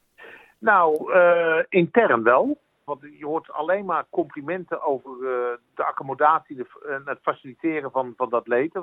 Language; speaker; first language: Dutch; native; Dutch